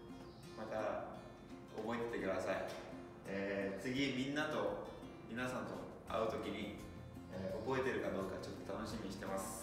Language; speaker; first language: Japanese; non-native, fluent; Portuguese